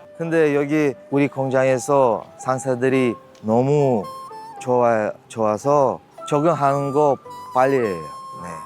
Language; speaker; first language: Korean; non-native, learner; Russian